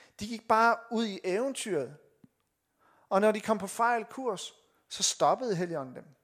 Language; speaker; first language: Danish; native; Danish